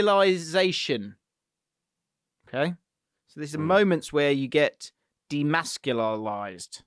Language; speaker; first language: English; native; English